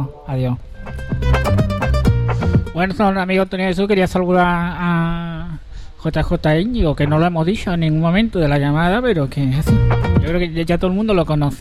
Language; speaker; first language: Spanish; native; Spanish